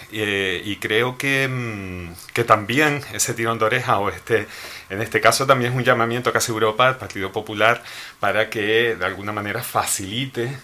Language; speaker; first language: Spanish; native; Spanish